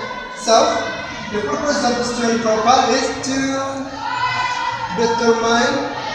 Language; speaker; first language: English; non-native, learner; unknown